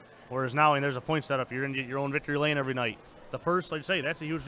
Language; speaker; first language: English; native; English